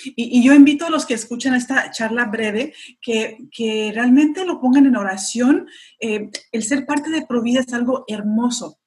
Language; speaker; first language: Spanish; early bilingual, heritage; Spanish